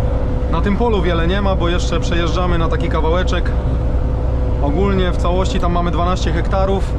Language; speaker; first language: Polish; native; Polish